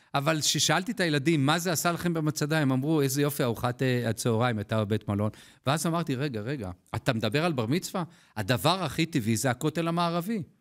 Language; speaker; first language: Hebrew; native; Hebrew